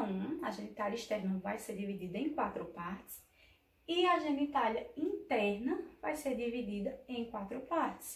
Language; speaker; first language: Portuguese; native; Portuguese